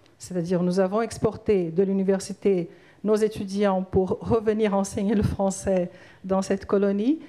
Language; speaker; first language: French; non-native, fluent; Portuguese